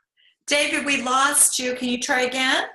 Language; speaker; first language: English; native; English